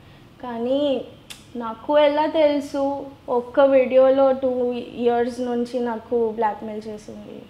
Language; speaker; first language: Telugu; non-native, learner; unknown